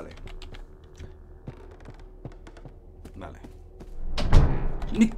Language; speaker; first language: Spanish; native; Spanish